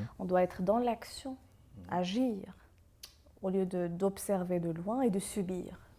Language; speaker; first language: French; non-native, local second language; Arabic